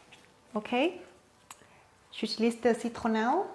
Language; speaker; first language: French; non-native, learner; Thai